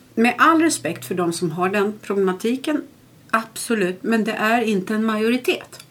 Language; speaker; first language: Swedish; early bilingual, other home language; Estonian